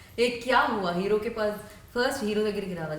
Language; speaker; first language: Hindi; non-native, local second language; Telugu